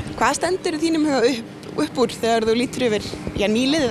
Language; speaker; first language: Icelandic; native; Icelandic